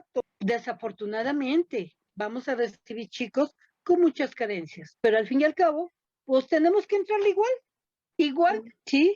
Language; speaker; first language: Spanish; native; Spanish